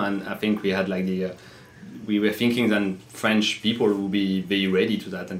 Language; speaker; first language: English; non-native, fluent; French